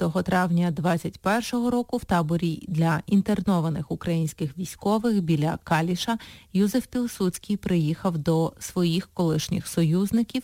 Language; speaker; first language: Ukrainian; native; Ukrainian